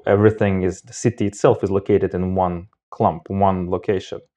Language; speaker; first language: English; non-native, fluent; Romanian